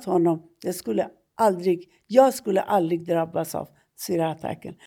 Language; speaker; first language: Swedish; non-native, fluent; Persian